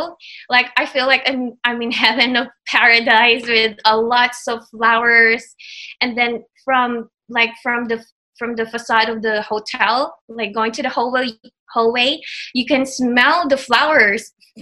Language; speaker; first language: English; non-native, local second language; Filipino